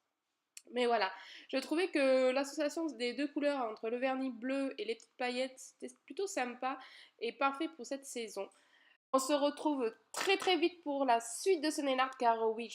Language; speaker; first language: French; native; French